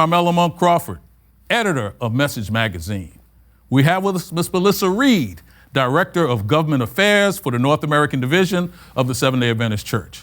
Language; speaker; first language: English; native; English